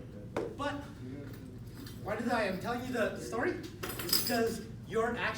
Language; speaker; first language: English; non-native, fluent; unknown